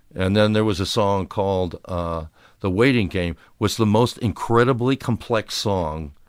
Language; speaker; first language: English; native; English